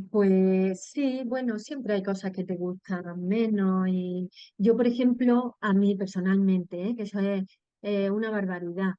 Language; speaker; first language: Spanish; native; Spanish